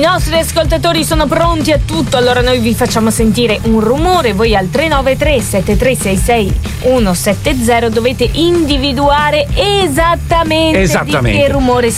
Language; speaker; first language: Italian; native; Italian